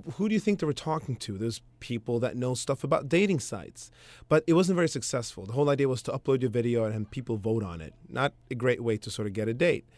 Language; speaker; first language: English; early bilingual, other home language; Swedish